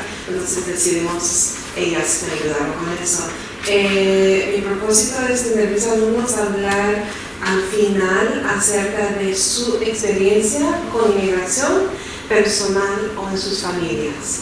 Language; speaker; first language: Spanish; non-native, fluent; English